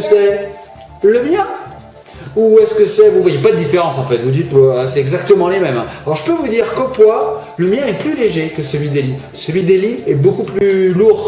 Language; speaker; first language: French; native; French